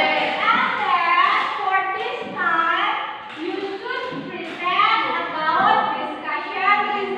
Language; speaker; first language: English; non-native, learner; Indonesian